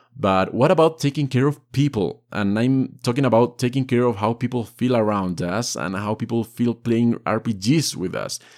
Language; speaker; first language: English; non-native, fluent; Spanish